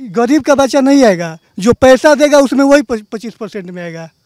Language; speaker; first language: Hindi; native; Hindi